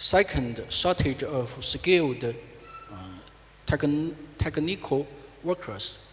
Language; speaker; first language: English; non-native, fluent; Chinese